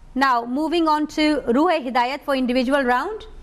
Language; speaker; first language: English; non-native, local second language; Urdu